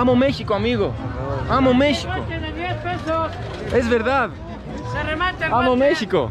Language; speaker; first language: Spanish; non-native, learner; Greek